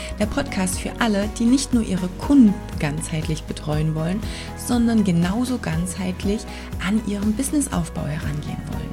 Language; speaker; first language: German; native; German